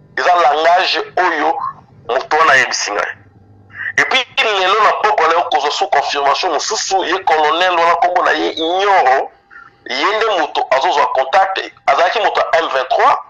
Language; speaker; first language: French; non-native, local second language; Lingala